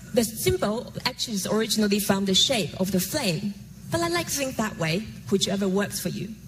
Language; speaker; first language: English; non-native, fluent; Chinese